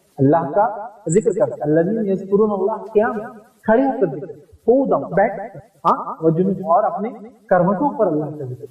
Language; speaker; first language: Urdu; native; Urdu